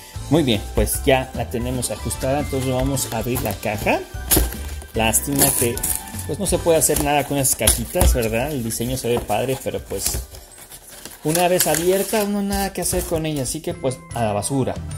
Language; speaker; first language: Spanish; native; Spanish